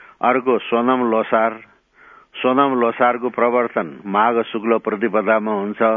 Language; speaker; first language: Nepali; non-native, local second language; Gurung